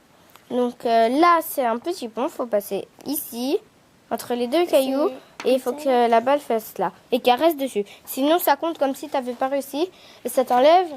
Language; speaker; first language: French; native; French